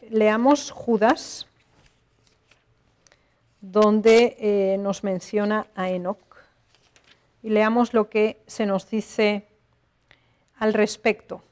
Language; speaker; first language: Spanish; native; Spanish